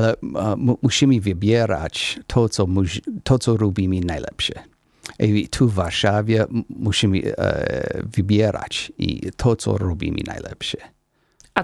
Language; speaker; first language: Polish; non-native, learner; English